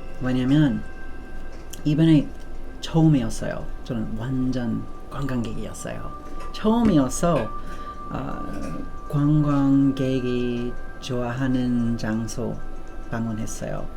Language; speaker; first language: Korean; non-native, learner; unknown